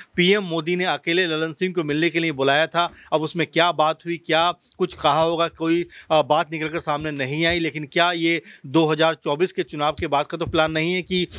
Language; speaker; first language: Hindi; native; Hindi